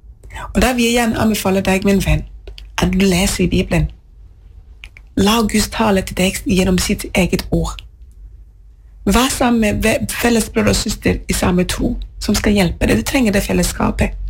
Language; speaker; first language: Norwegian; non-native, fluent; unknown